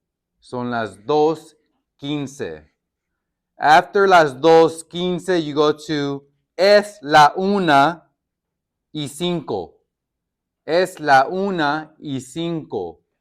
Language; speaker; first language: Spanish; non-native, fluent; English